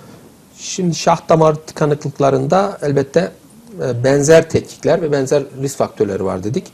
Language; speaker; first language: Turkish; native; Turkish